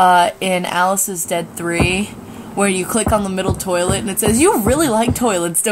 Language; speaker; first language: English; native; English